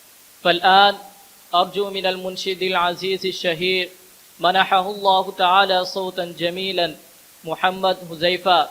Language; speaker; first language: Arabic; non-native, learner; Urdu